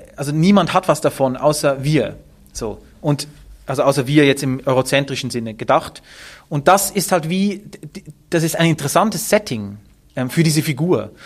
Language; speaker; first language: German; native; German